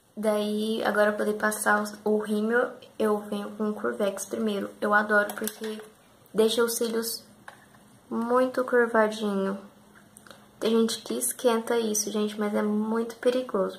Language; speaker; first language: Portuguese; native; Portuguese